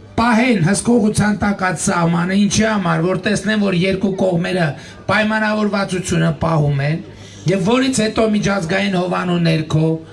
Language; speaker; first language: Armenian; native; Armenian